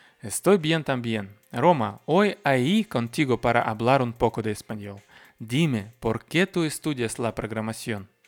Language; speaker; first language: Spanish; non-native, learner; Russian